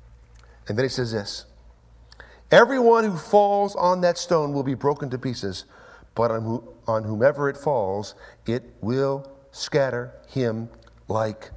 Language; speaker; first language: English; native; English